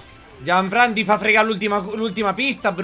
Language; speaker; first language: Italian; native; Italian